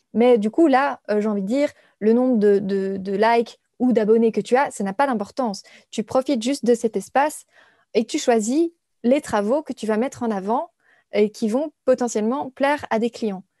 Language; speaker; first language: French; native; French